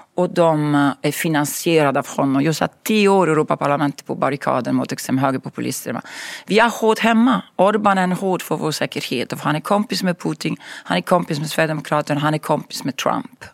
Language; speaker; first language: Swedish; non-native, fluent; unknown